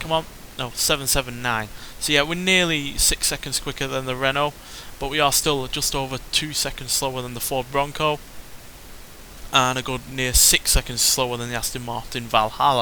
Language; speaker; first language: English; native; English